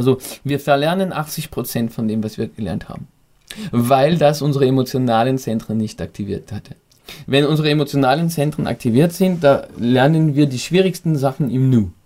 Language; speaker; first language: German; non-native, fluent; French